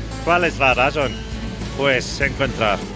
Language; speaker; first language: Spanish; non-native, learner; English